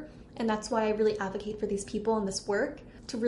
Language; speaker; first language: English; native; English